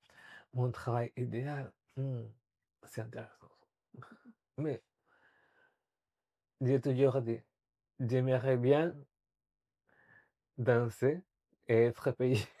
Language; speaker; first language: French; non-native, fluent; Spanish